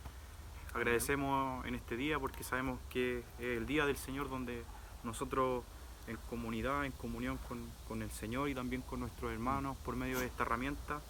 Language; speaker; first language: Spanish; native; Spanish